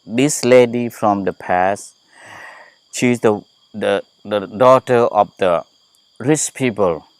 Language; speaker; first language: English; non-native, learner; Thai